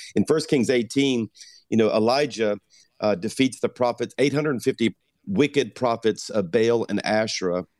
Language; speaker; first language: English; native; English